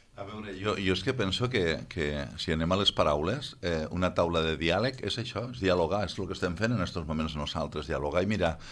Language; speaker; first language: Catalan; native; Catalan